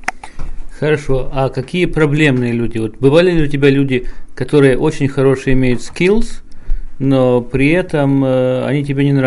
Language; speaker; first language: Russian; native; Russian